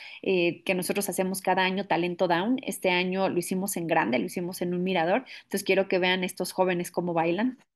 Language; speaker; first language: Spanish; native; Spanish